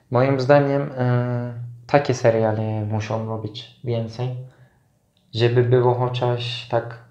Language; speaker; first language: Polish; non-native, fluent; Turkish